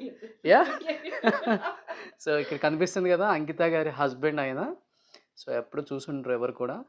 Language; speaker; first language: Telugu; native; Telugu